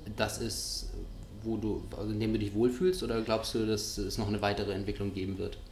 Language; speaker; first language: German; native; German